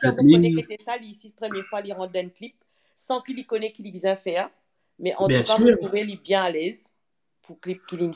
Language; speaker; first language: French; non-native, local second language; Morisyen